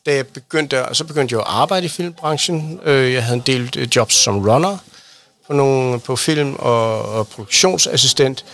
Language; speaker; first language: Danish; native; Danish